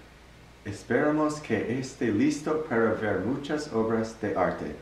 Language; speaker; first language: Spanish; non-native, learner; English